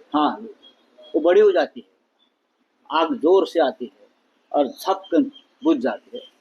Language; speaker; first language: Hindi; non-native, local second language; Marathi